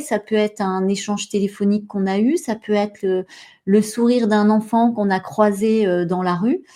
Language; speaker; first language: French; native; French